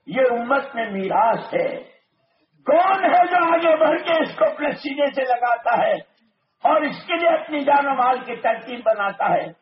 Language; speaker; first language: Urdu; non-native, local second language; Gujarati